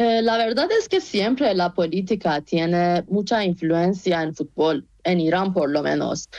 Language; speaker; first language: Spanish; non-native, fluent; Persian